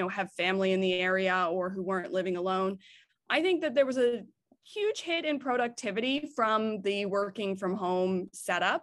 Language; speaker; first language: English; native; English